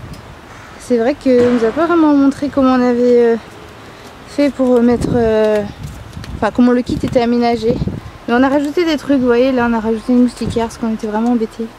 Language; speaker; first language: French; native; French